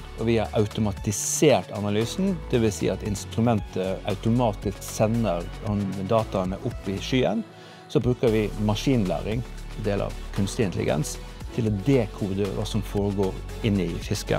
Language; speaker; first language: Norwegian; native; Norwegian